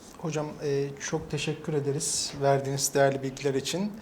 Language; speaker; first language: Turkish; native; Turkish